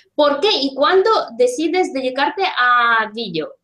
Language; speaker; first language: Spanish; non-native, fluent; Russian